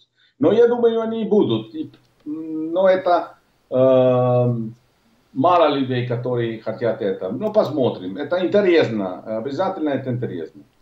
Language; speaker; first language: Russian; non-native, learner; Italian